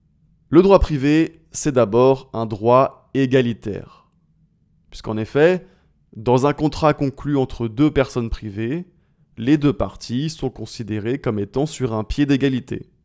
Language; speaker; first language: French; native; French